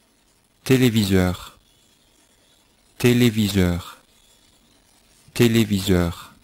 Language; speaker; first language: French; native; French